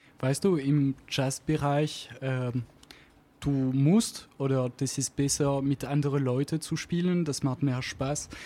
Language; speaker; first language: German; non-native, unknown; French